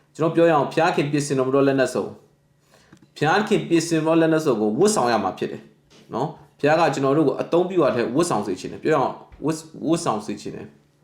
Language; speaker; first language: Burmese; non-native, local second language; Kachin